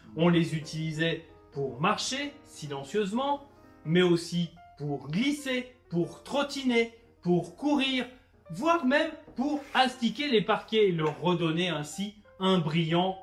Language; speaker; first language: French; native; French